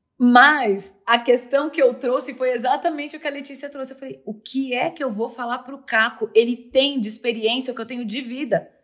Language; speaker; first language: Portuguese; native; Portuguese